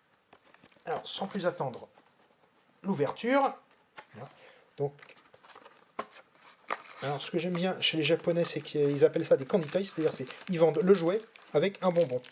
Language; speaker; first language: French; native; French